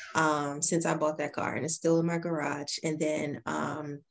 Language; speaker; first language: English; native; English